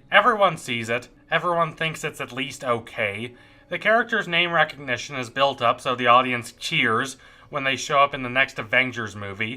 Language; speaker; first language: English; native; English